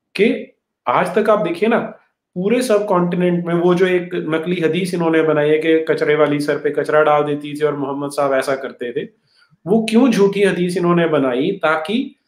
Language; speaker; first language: Hindi; native; Hindi